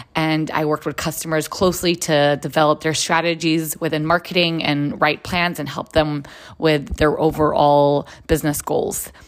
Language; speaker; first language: English; non-native, fluent; Hebrew